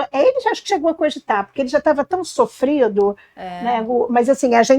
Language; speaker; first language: Portuguese; native; Portuguese